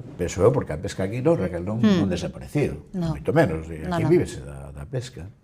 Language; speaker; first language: Galician; native; Galician